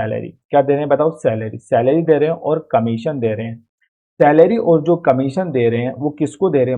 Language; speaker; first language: Hindi; native; Hindi